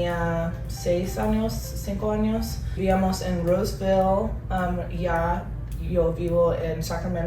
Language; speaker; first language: Spanish; early bilingual, heritage; English